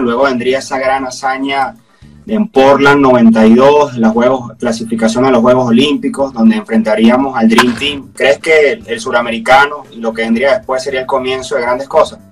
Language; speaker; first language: Spanish; native; Spanish